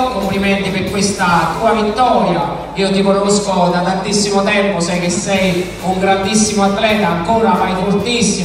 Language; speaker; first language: Italian; native; Italian